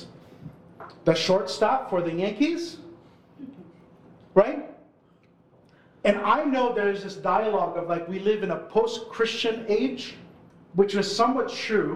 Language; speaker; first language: English; non-native, local second language; Filipino